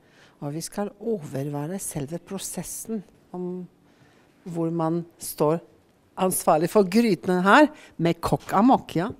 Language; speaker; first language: Norwegian; native; Norwegian